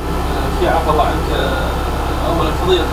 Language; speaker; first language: Arabic; native; Arabic